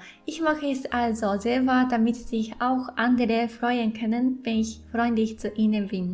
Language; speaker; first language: German; non-native, fluent; Japanese